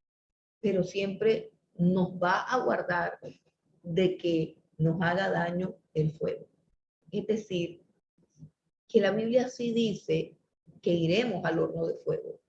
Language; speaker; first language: Spanish; native; Spanish